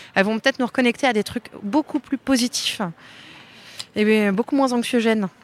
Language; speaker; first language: French; native; French